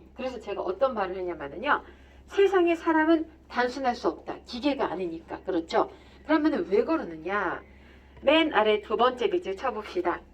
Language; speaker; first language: Korean; native; Korean